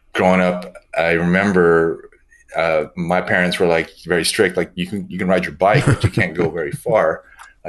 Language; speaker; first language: English; native; English